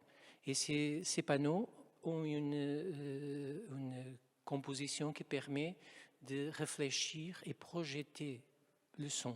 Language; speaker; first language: French; non-native, fluent; Portuguese